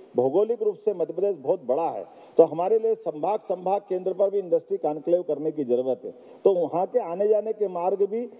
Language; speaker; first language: Hindi; native; Hindi